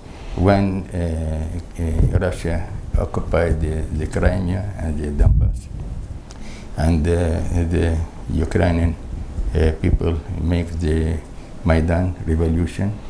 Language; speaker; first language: English; non-native, learner; Crimean Tatar